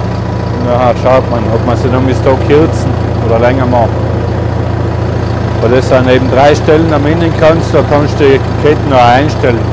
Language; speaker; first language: German; native; German